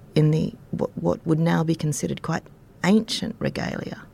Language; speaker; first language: English; native; English